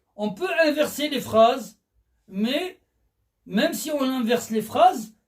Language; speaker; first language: French; non-native, local second language; Arabic